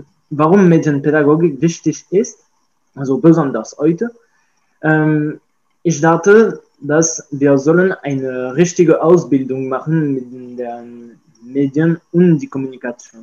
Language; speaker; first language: German; non-native, learner; French